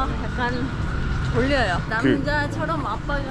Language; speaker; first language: Korean; non-native, learner; Persian